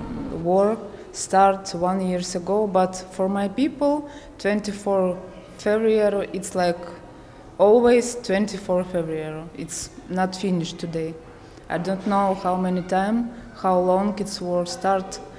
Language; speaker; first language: English; non-native, learner; Ukrainian